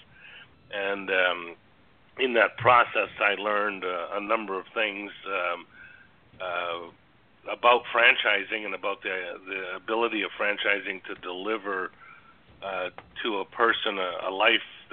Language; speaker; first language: English; native; English